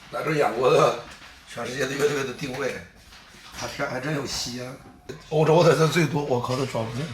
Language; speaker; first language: Chinese; native; Chinese